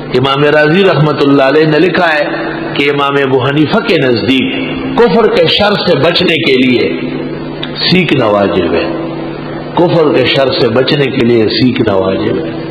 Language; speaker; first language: Urdu; non-native, local second language; Pashto